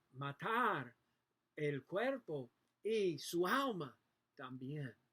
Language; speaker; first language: Spanish; non-native, learner; English